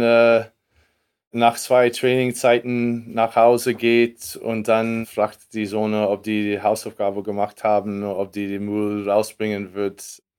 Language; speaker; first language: German; non-native, fluent; English